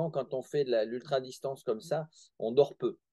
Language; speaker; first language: French; native; French